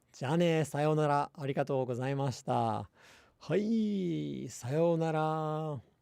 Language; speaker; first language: Japanese; non-native, fluent; English